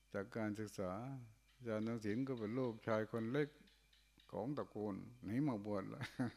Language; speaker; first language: Thai; non-native, local second language; Northeastern Thai